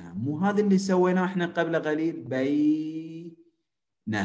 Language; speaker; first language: Arabic; native; Arabic